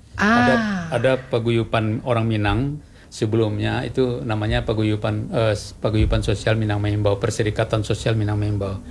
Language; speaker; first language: Indonesian; non-native, local second language; Minangkabau